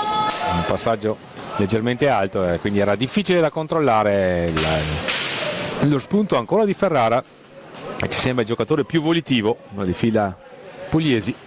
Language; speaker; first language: Italian; native; Italian